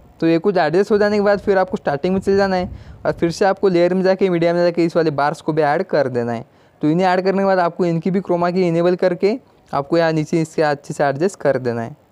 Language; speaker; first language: Hindi; non-native, local second language; Marathi